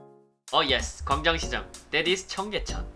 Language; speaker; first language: English; non-native, learner; Korean